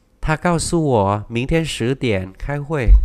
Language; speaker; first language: Chinese; non-native, fluent; Vietnamese